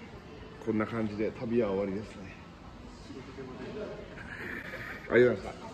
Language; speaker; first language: Japanese; native; Japanese